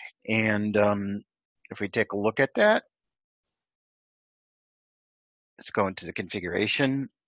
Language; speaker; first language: English; native; English